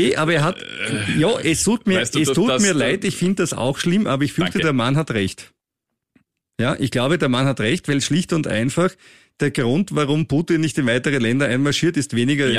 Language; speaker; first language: German; native; German